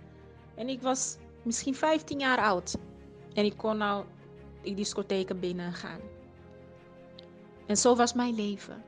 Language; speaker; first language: Dutch; non-native, fluent; Portuguese